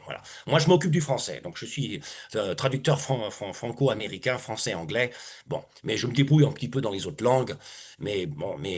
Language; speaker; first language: French; native; French